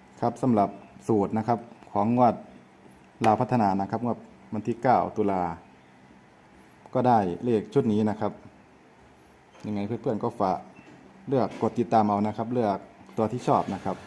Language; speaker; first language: Thai; native; Thai